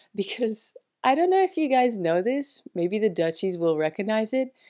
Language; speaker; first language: English; non-native, fluent; French